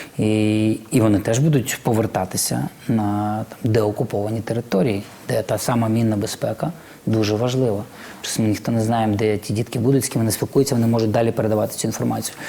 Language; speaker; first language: Ukrainian; non-native, local second language; Russian